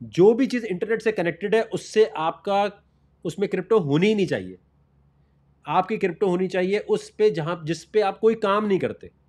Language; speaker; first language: Urdu; native; Urdu